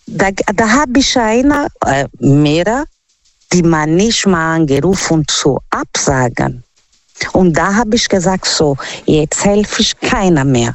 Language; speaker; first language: German; non-native, fluent; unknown